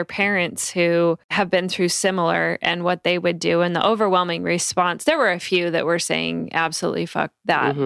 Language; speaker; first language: English; native; English